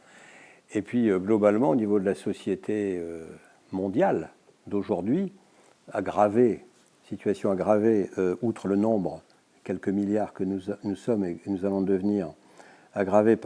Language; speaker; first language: French; native; French